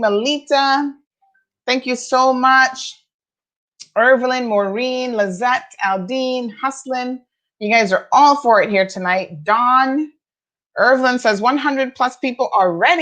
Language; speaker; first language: English; native; English